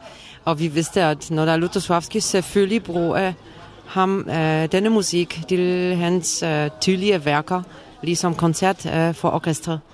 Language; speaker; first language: Danish; non-native, fluent; Polish